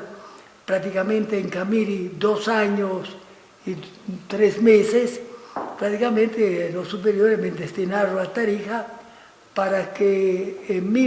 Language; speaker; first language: Spanish; non-native, fluent; Italian